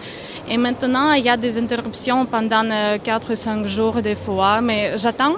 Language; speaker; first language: French; non-native, fluent; Ukrainian